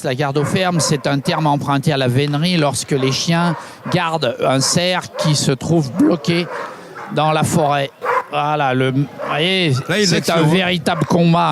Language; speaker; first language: French; native; French